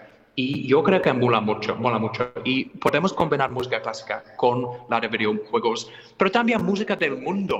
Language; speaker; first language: Spanish; non-native, fluent; English